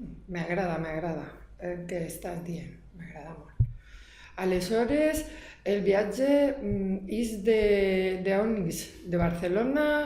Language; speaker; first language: Catalan; non-native, local second language; Spanish